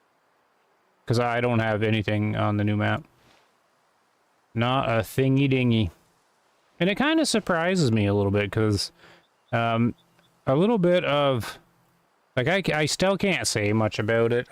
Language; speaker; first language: English; native; English